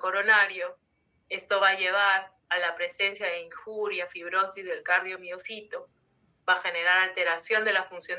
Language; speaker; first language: Spanish; native; Spanish